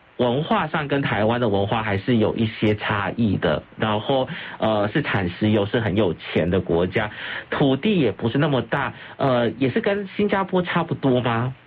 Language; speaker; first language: Chinese; native; Chinese